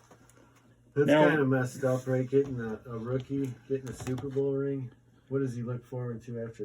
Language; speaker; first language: English; native; English